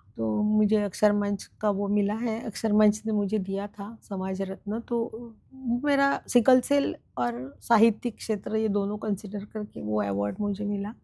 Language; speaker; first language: Hindi; non-native, local second language; Marathi